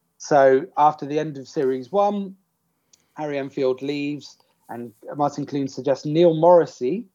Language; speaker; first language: English; native; English